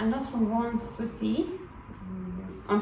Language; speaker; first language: French; non-native, learner; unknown